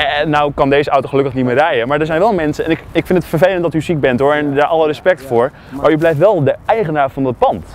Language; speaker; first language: Dutch; native; Dutch